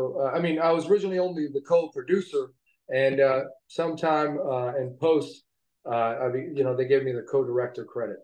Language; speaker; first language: English; native; English